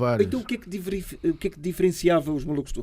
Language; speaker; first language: Portuguese; native; Portuguese